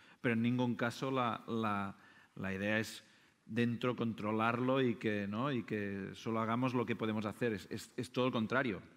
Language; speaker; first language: Spanish; non-native, local second language; Catalan